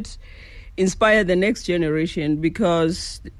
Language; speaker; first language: English; non-native, local second language; Northern Sotho